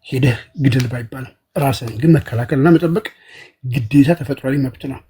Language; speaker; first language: Amharic; native; Amharic